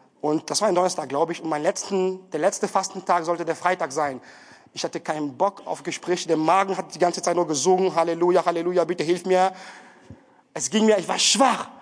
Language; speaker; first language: German; non-native, fluent; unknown